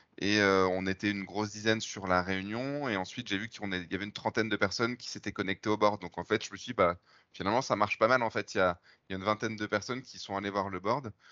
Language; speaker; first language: French; native; French